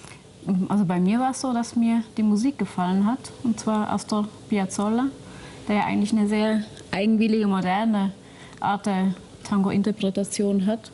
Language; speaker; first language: German; native; German